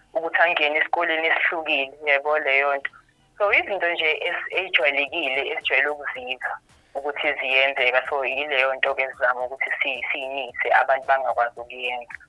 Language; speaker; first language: Zulu; native; Zulu